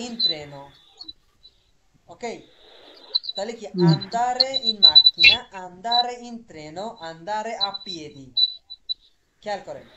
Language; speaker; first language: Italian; non-native, fluent; Bangla